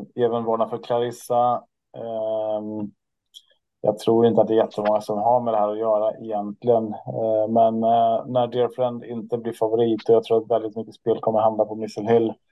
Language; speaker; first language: Swedish; native; Swedish